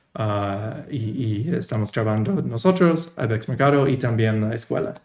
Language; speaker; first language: Spanish; non-native, fluent; English